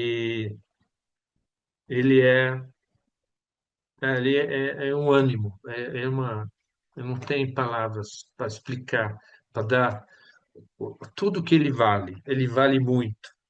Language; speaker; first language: Portuguese; non-native, fluent; Swedish